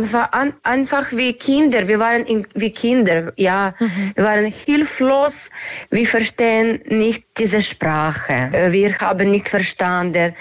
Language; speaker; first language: German; non-native, learner; Ukrainian